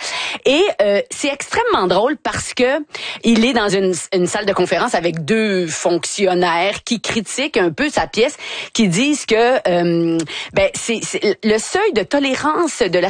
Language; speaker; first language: French; native; French